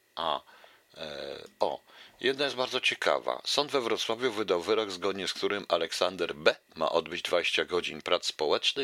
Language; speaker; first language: Polish; native; Polish